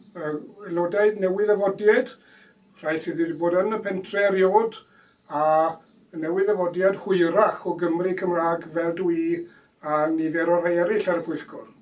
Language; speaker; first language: Welsh; native; Welsh